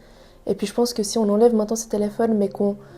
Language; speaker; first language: French; native; French